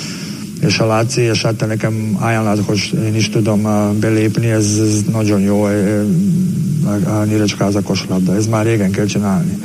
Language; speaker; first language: Hungarian; non-native, learner; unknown